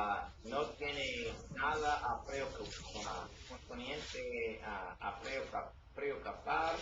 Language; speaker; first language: Spanish; non-native, learner; English